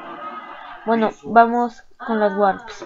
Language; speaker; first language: Spanish; native; Spanish